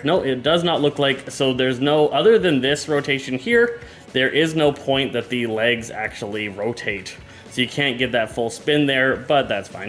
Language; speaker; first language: English; native; English